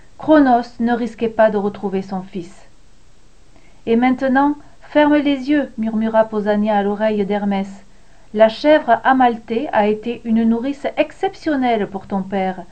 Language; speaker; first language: French; native; French